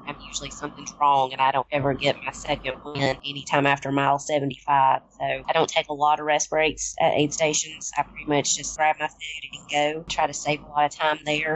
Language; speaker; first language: English; native; English